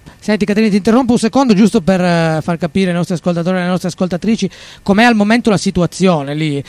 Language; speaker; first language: Italian; native; Italian